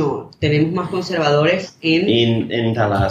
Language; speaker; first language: Spanish; non-native, learner; English